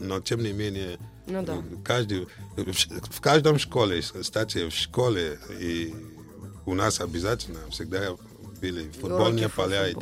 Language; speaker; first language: Russian; non-native, fluent; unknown